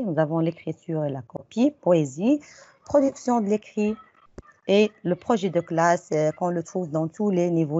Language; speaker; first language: French; non-native, local second language; Arabic